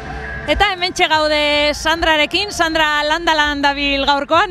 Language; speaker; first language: Basque; native; Basque